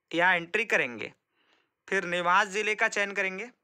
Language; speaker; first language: Hindi; native; Hindi